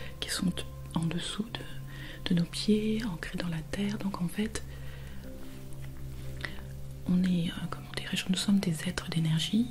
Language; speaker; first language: French; native; French